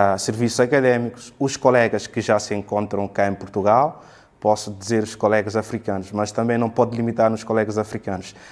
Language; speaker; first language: Portuguese; non-native, local second language; Upper Guinea Crioulo